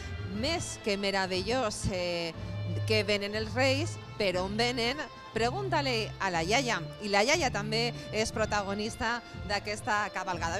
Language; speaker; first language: Catalan; native; Catalan